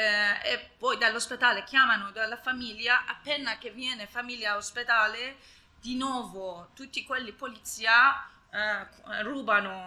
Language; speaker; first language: Italian; non-native, learner; Persian